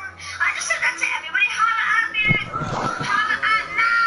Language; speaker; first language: English; native; English